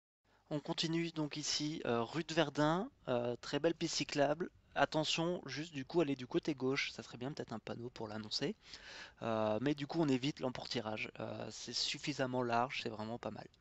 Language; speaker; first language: French; native; French